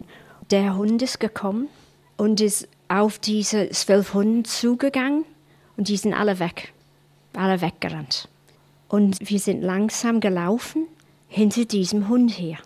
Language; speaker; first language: German; non-native, fluent; English